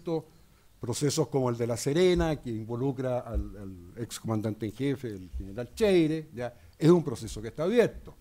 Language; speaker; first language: Spanish; native; Spanish